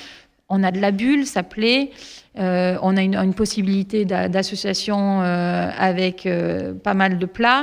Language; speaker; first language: French; native; French